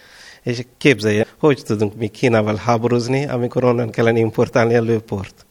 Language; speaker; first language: Hungarian; non-native, fluent; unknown